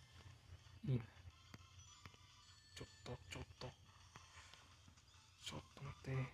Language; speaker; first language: Japanese; non-native, learner; English